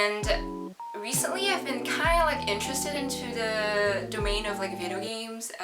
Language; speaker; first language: English; non-native, local second language; French